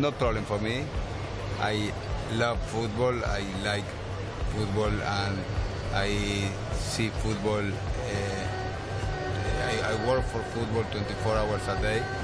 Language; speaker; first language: English; non-native, learner; Spanish